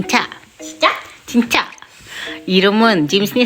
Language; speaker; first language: Korean; non-native, learner; Mongolian